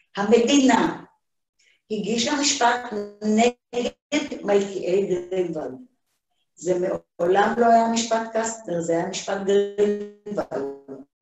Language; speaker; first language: Hebrew; early bilingual, other home language; Hungarian